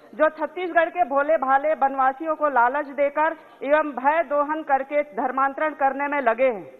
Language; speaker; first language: Hindi; native; Hindi